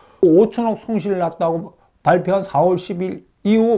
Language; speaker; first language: Korean; native; Korean